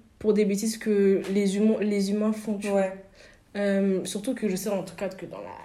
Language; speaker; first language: French; native; French